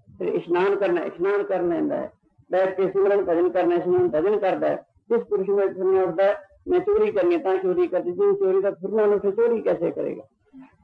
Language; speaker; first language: Hindi; non-native, local second language; Punjabi